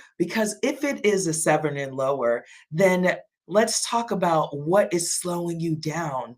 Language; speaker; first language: English; native; English